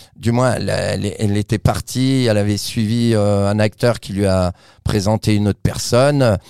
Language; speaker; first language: French; native; French